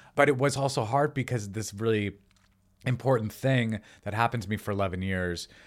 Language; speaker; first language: English; native; English